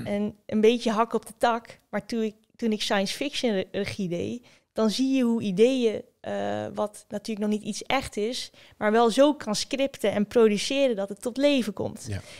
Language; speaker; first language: Dutch; native; Dutch